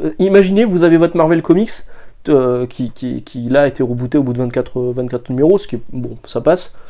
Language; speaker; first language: French; native; French